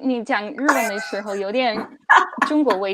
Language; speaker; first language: Chinese; non-native, fluent; English